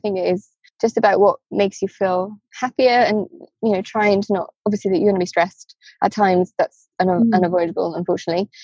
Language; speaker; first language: English; native; English